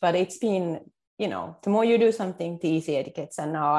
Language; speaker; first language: English; non-native, fluent; Finnish